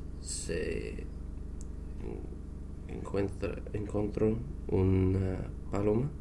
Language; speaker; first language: Spanish; non-native, learner; English